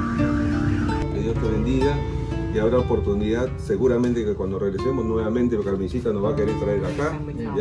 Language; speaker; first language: Spanish; native; Spanish